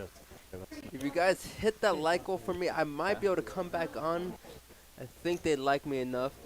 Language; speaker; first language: English; native; English